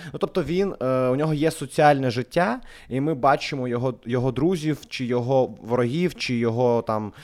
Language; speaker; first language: Ukrainian; non-native, local second language; Russian